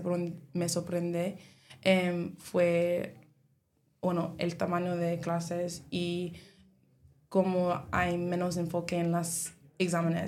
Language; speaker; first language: Spanish; non-native, learner; English